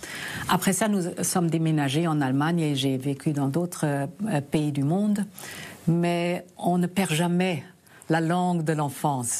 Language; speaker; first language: French; early bilingual, other home language; German